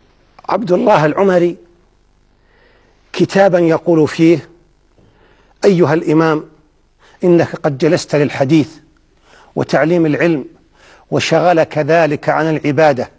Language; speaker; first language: Arabic; native; Arabic